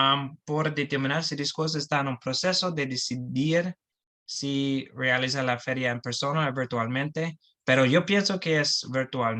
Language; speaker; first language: Spanish; non-native, learner; English